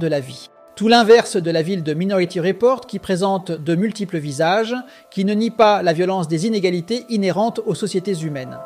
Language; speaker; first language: French; native; French